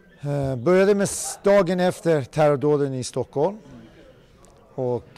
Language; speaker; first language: Swedish; early bilingual, other home language; Persian